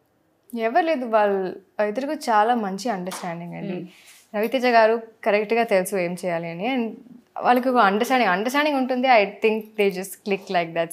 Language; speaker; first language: Telugu; non-native, local second language; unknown